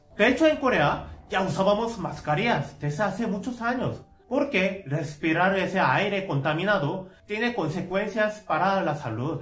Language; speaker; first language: Spanish; non-native, fluent; Korean